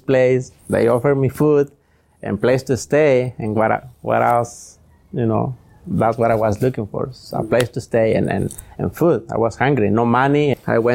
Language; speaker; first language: English; non-native, learner; Spanish